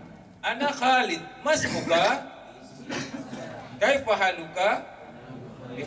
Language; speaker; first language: Arabic; non-native, fluent; Malay